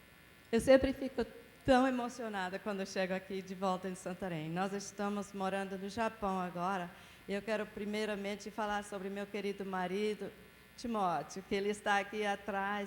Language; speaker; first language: Portuguese; non-native, fluent; English